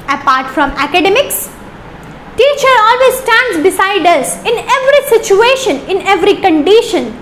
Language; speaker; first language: English; non-native, local second language; Hindi